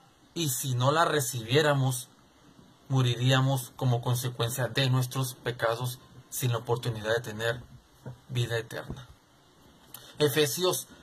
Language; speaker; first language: Spanish; native; Spanish